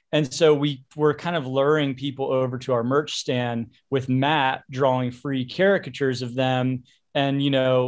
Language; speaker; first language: English; native; English